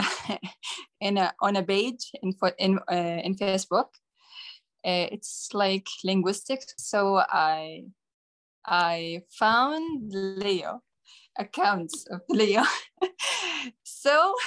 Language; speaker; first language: English; non-native, learner; Arabic